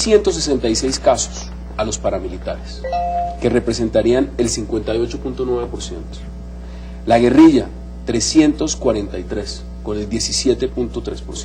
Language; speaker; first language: Spanish; native; Spanish